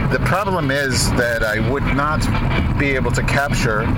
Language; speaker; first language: English; native; English